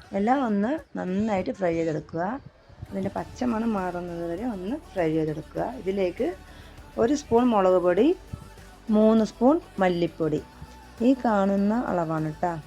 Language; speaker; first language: Malayalam; non-native, local second language; Tamil